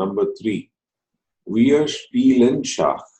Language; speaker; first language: German; non-native, fluent; Telugu